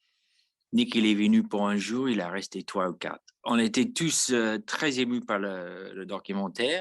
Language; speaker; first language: French; non-native, fluent; English